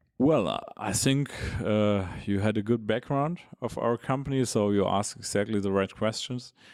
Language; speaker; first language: English; non-native, fluent; German